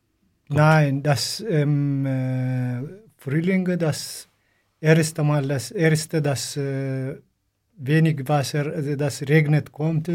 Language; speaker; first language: German; non-native, learner; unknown